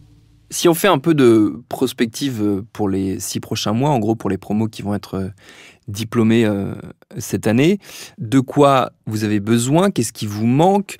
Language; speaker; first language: French; native; French